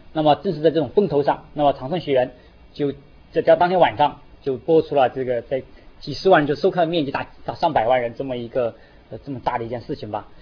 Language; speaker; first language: Chinese; native; Chinese